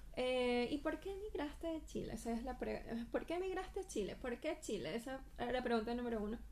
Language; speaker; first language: Spanish; native; Spanish